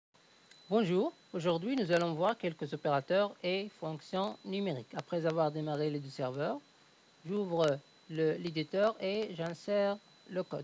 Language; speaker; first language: French; native; French